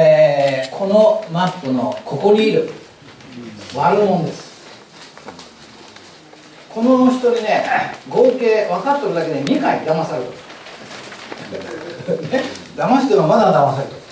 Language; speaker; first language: Japanese; native; Japanese